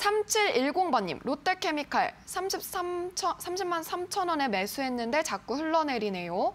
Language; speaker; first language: Korean; native; Korean